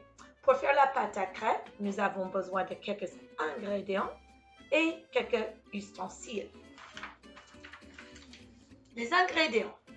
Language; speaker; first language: French; non-native, fluent; English